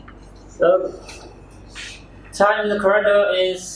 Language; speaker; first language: English; non-native, learner; Chinese